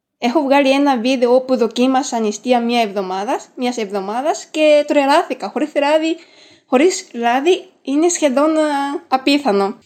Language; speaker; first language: Greek; non-native, fluent; Japanese